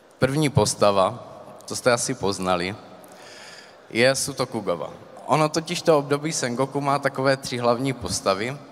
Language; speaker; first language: Czech; native; Czech